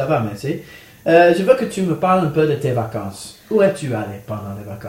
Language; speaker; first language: French; non-native, fluent; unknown